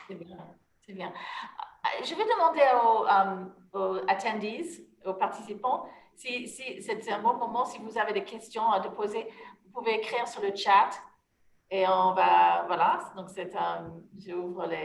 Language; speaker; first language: French; non-native, fluent; English